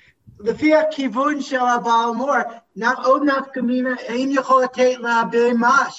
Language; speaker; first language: Hebrew; non-native, fluent; English